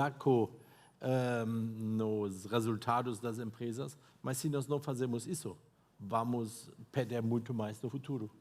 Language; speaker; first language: Portuguese; non-native, fluent; German